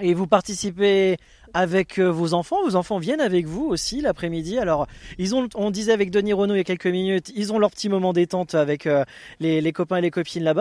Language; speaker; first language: French; native; French